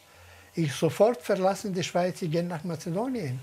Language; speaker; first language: German; non-native, learner; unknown